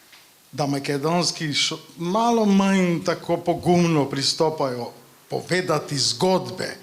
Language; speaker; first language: Slovenian; non-native, fluent; Macedonian